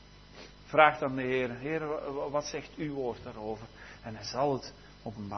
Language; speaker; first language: Dutch; native; Dutch